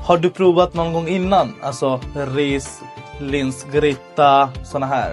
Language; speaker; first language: Swedish; non-native, fluent; Bangla